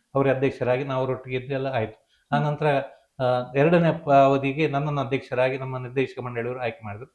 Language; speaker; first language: Kannada; non-native, local second language; Konkani